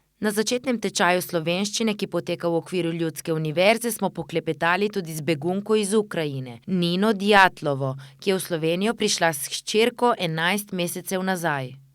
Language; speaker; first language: Slovenian; native; Slovenian